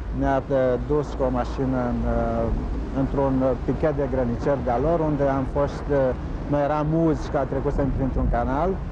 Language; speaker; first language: Romanian; native; Romanian